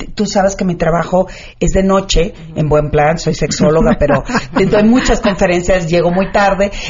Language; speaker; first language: Spanish; native; Spanish